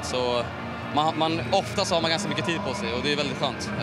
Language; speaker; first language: Swedish; native; Swedish